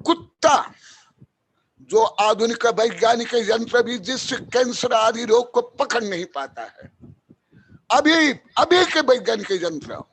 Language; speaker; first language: Hindi; native; Hindi